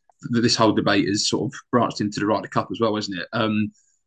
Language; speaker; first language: English; native; English